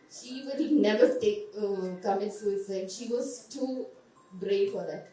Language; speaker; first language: English; non-native, local second language; Malayalam